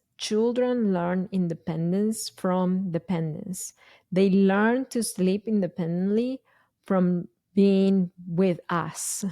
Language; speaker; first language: English; non-native, fluent; Spanish